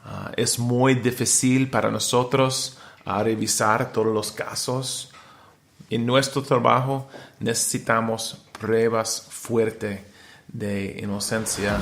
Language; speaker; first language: Spanish; non-native, learner; English